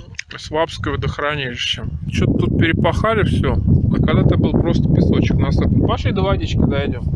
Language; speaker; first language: Russian; native; Russian